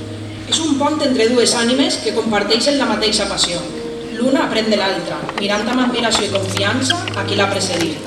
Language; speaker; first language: Catalan; native; Catalan